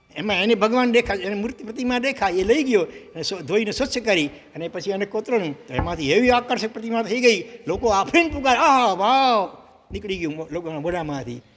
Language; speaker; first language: Gujarati; native; Gujarati